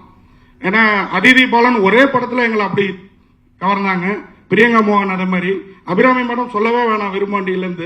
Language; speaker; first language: Tamil; native; Tamil